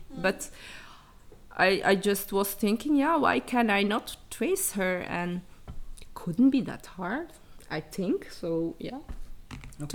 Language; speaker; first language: English; early bilingual, heritage; English